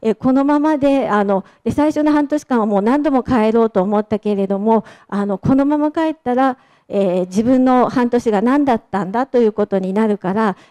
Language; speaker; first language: Japanese; native; Japanese